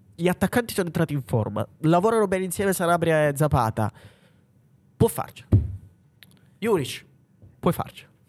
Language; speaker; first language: Italian; native; Italian